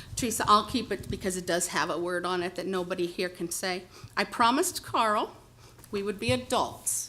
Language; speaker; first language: English; native; English